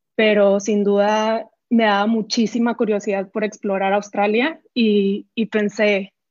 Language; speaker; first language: Spanish; native; Spanish